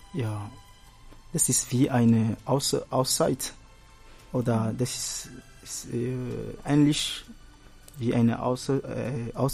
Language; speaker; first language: German; non-native, learner; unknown